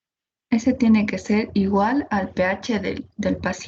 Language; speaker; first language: Spanish; native; Spanish